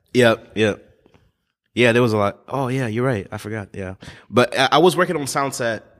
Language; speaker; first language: English; non-native, fluent; French